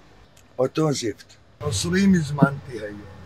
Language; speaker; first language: Hebrew; early bilingual, other home language; Arabic